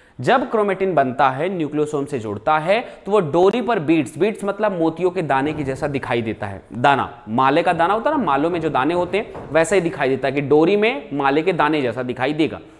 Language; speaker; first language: Hindi; native; Hindi